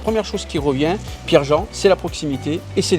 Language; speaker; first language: French; native; French